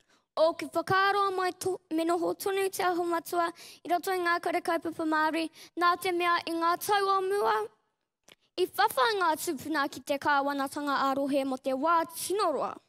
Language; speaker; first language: Māori; non-native, local second language; English